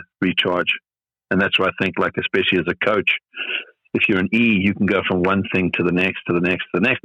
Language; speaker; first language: English; native; English